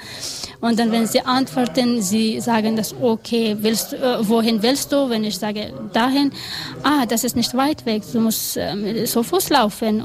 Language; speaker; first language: German; non-native, learner; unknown